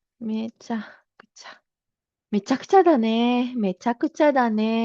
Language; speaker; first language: Japanese; non-native, fluent; Filipino